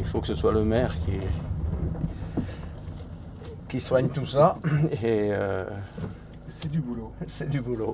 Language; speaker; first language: French; native; French